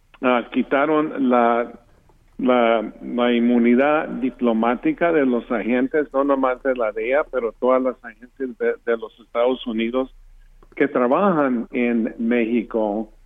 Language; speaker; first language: Spanish; early bilingual, heritage; English